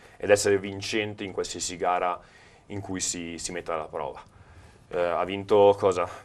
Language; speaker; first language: Italian; native; Italian